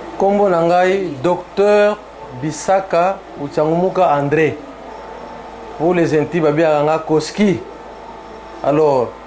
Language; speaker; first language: Lingala; native; Lingala